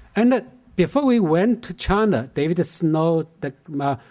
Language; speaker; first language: English; non-native, fluent; Chinese